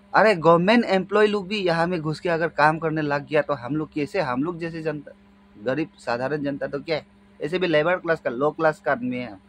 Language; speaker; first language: Hindi; non-native, local second language; Adi